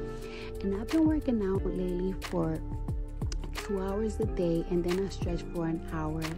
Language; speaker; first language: English; native; English